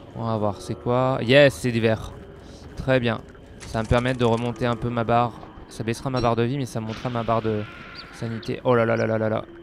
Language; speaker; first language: French; native; French